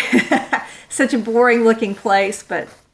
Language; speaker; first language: English; native; English